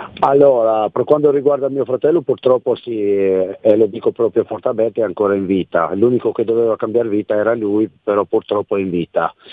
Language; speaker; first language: Italian; non-native, fluent; Albanian